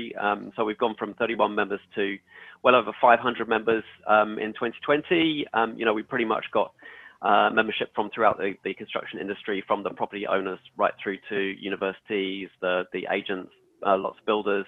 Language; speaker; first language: English; native; English